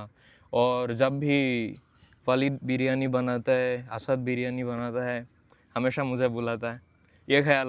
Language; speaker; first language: Hindi; non-native, fluent; Bangla